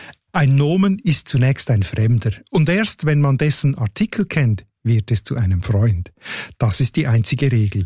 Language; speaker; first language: German; native; German